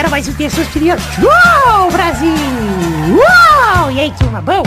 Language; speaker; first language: Portuguese; native; Portuguese